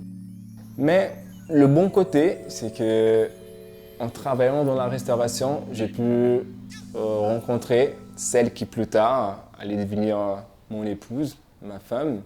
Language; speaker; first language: French; non-native, fluent; Portuguese